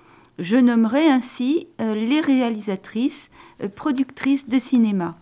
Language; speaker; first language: French; native; French